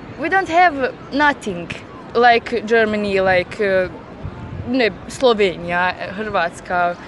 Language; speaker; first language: English; non-native, learner; Bosnian